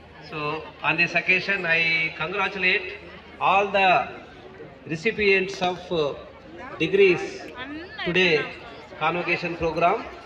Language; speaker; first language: English; non-native, local second language; Telugu